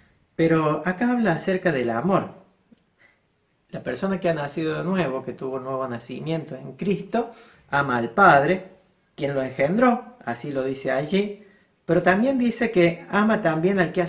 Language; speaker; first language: Spanish; native; Spanish